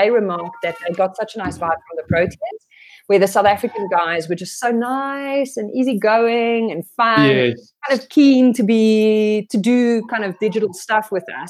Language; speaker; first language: English; non-native, local second language; Afrikaans